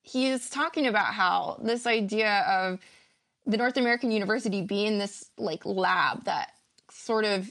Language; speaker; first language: English; native; English